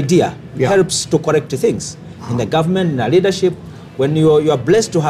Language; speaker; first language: English; non-native, local second language; Kinyarwanda